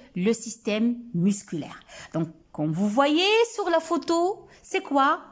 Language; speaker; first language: French; non-native, local second language; Arabic